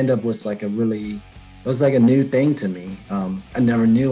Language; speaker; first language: English; non-native, fluent; Chinese